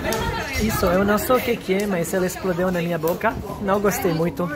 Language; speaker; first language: Portuguese; non-native, learner; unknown